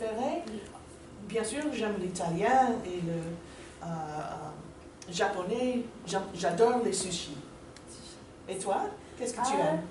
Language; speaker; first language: French; non-native, learner; English